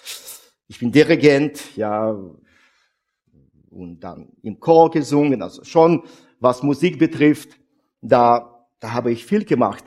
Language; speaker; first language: German; non-native, fluent; Russian